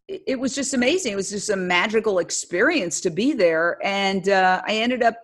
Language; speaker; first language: English; native; English